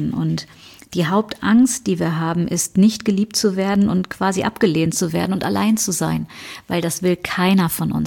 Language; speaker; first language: German; native; German